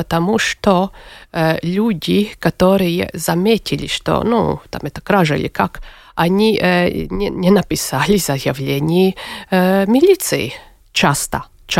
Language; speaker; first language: Russian; non-native, local second language; Latvian